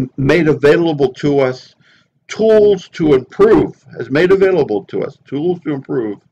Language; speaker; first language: English; early bilingual, other home language; Spanish